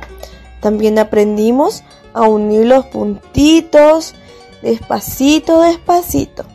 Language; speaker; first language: Spanish; native; Spanish